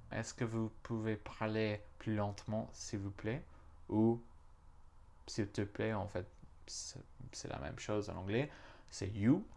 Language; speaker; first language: French; non-native, fluent; English